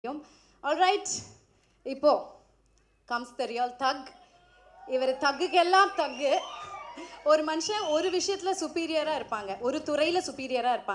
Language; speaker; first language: Tamil; native; Tamil